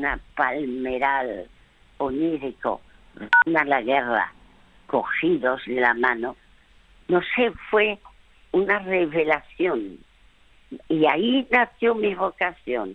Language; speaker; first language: Spanish; early bilingual, other home language; French